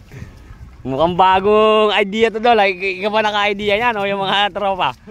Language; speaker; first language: Filipino; native; Filipino